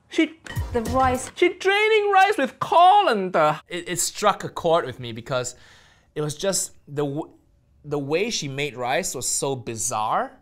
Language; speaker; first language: English; non-native, local second language; Chinese